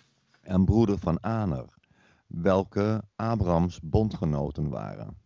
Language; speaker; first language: Dutch; native; Dutch